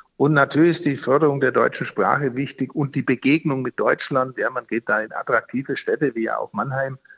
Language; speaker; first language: German; native; German